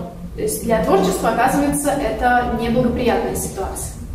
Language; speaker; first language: Russian; native; Russian